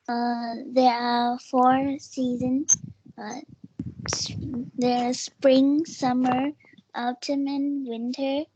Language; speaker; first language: English; non-native, learner; Vietnamese